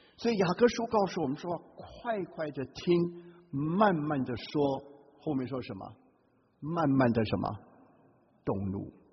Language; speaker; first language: Chinese; non-native, local second language; Hakka Chinese